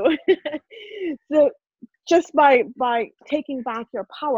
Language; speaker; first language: English; non-native, local second language; Punjabi